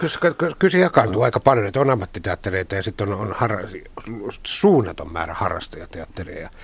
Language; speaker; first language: Finnish; native; Finnish